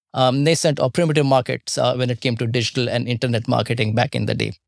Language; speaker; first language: English; non-native, local second language; Marathi